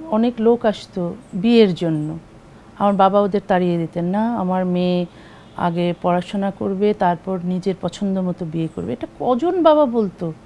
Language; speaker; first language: Bangla; native; Bangla